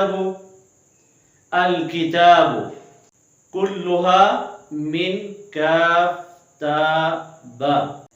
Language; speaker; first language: Arabic; non-native, fluent; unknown